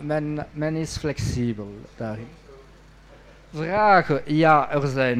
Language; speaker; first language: Dutch; non-native, local second language; French